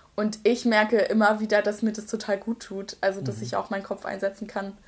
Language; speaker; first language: German; native; German